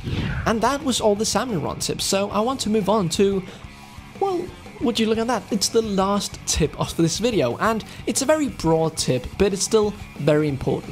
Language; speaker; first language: English; non-native, fluent; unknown